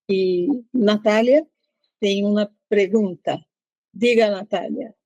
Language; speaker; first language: Spanish; non-native, learner; Portuguese